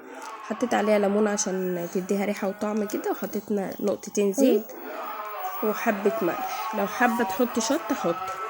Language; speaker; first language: Arabic; native; Arabic